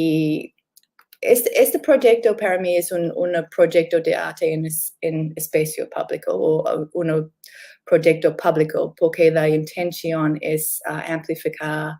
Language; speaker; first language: Spanish; non-native, learner; English